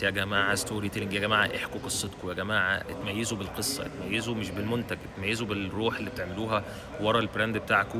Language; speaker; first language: Arabic; native; Arabic